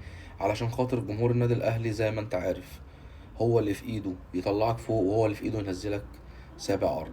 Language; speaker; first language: Arabic; native; Arabic